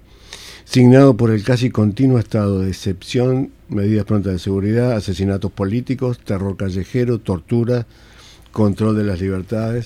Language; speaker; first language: Spanish; native; Spanish